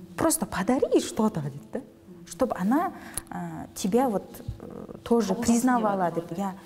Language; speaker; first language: Russian; non-native, local second language; Kazakh